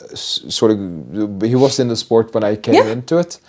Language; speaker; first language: English; non-native, fluent; Norwegian